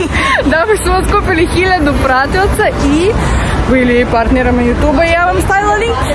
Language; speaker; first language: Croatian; non-native, fluent; Russian